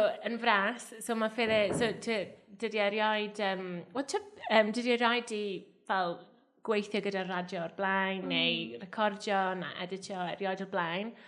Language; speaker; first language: Welsh; native; Welsh